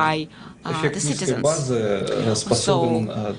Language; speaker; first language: Russian; native; Russian